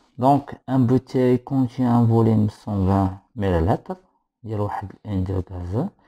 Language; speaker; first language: French; non-native, local second language; Arabic